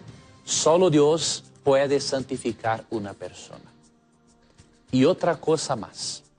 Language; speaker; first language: Spanish; non-native, fluent; Portuguese